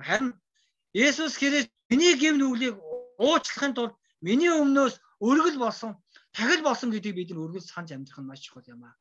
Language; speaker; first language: Mongolian; non-native, fluent; Korean